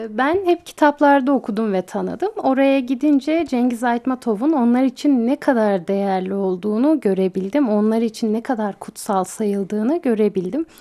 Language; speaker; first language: Turkish; native; Turkish